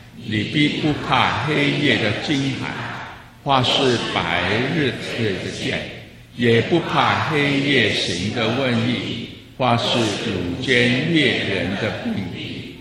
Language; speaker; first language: Chinese; non-native, local second language; Cantonese